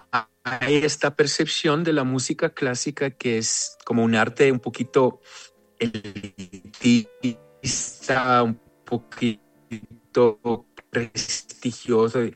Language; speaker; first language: Spanish; non-native, fluent; Hebrew